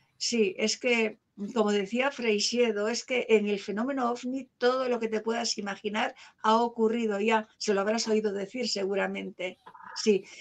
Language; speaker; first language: Spanish; native; Spanish